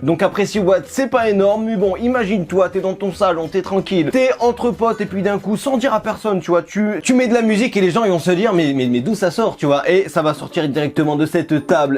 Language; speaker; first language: French; native; French